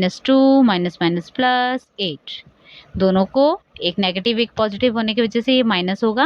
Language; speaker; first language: Hindi; native; Hindi